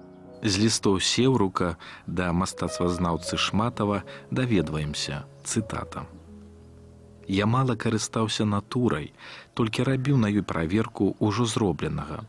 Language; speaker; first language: Belarusian; native; Belarusian